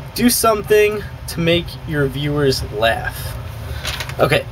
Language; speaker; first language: English; native; English